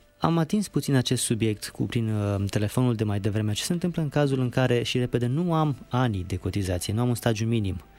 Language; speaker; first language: Romanian; native; Romanian